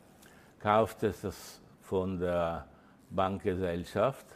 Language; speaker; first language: German; early bilingual, heritage; Italian